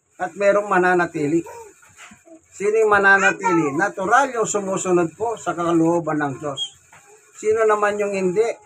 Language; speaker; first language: Filipino; non-native, local second language; Pampanga